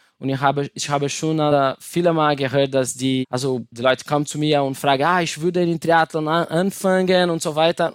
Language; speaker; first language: German; non-native, learner; Portuguese